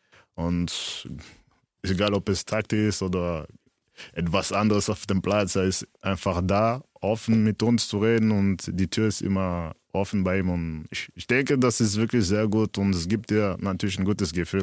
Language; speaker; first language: German; early bilingual, other home language; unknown